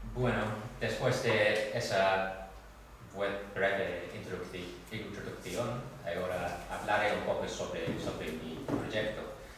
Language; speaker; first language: Spanish; non-native, learner; English